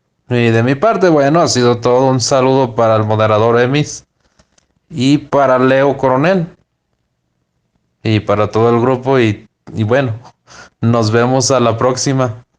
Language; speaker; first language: Spanish; native; Spanish